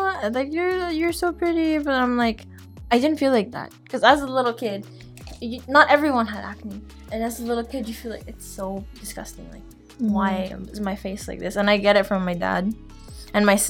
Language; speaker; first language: English; non-native, local second language; Filipino